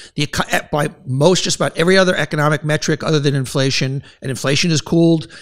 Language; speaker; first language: English; native; English